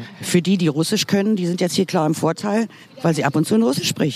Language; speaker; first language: German; native; German